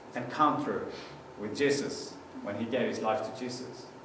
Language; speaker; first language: English; non-native, fluent; Norwegian